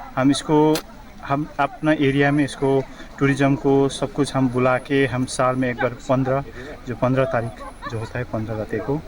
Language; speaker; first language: Hindi; non-native, local second language; Nepali